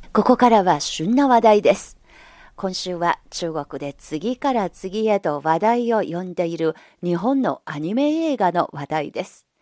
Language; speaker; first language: Japanese; non-native, local second language; Chinese